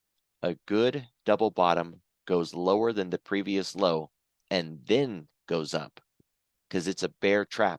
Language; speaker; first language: English; native; English